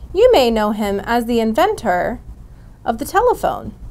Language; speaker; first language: English; native; English